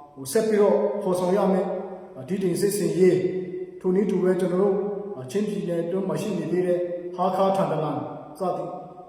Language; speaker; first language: Burmese; non-native, local second language; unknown